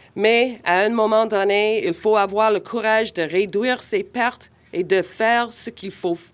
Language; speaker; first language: French; non-native, local second language; English